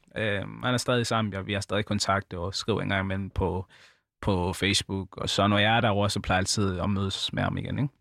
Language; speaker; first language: Danish; early bilingual, other home language; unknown